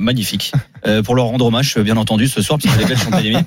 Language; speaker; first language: French; native; French